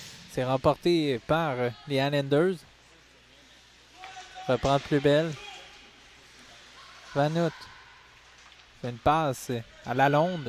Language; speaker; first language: French; native; French